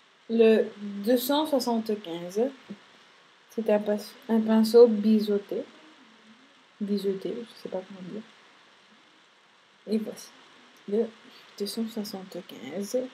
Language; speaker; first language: French; non-native, fluent; Spanish